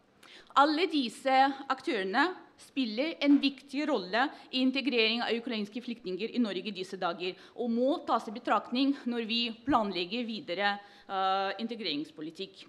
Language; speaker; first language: Norwegian; non-native, fluent; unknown